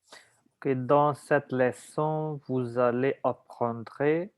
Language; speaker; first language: French; non-native, learner; Hindi